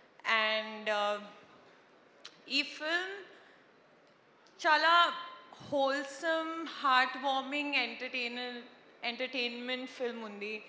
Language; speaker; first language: Telugu; non-native, learner; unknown